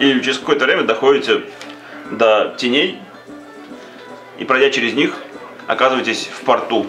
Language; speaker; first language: Russian; native; Russian